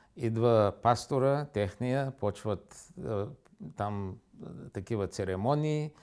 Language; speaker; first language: Bulgarian; native; Bulgarian